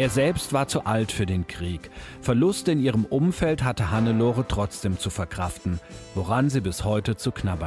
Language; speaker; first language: German; native; German